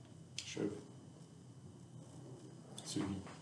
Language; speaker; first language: French; non-native, learner; Portuguese